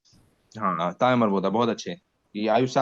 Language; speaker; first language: Hindi; native; Hindi